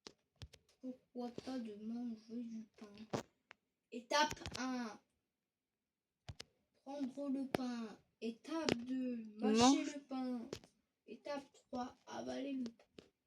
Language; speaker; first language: French; native; French